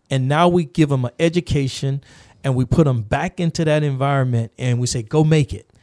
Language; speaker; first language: English; native; English